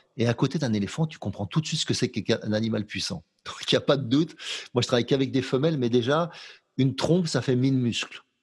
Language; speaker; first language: French; native; French